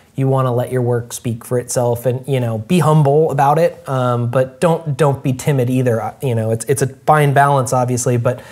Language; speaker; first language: English; native; English